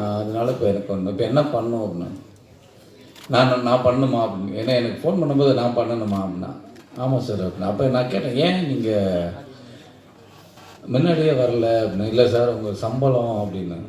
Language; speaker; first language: Tamil; native; Tamil